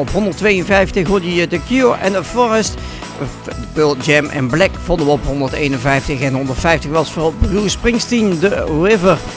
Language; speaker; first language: Dutch; native; Dutch